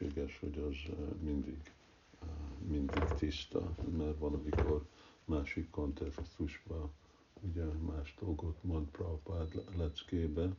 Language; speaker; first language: Hungarian; early bilingual, heritage; Hungarian